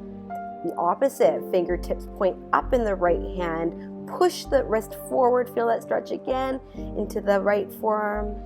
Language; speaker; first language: English; native; English